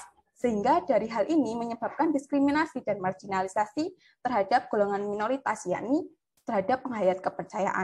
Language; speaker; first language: Indonesian; native; Indonesian